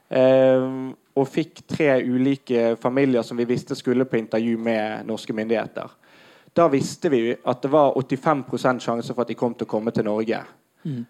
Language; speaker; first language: Norwegian; native; Norwegian